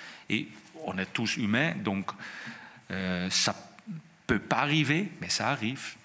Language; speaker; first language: French; non-native, fluent; Dutch